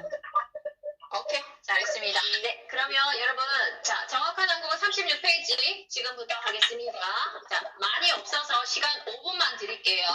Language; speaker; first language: Korean; native; Korean